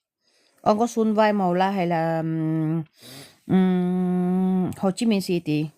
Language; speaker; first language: Finnish; non-native, learner; Vietnamese